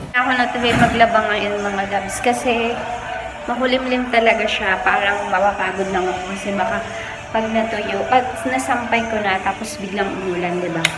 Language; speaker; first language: Filipino; native; Filipino